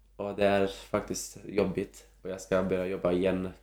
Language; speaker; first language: Swedish; non-native, fluent; Turkish